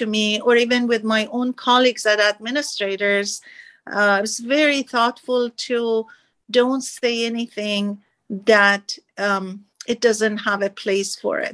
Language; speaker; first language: English; non-native, fluent; Persian